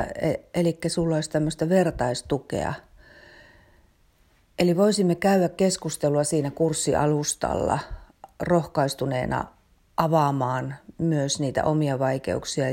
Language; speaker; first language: Finnish; native; Finnish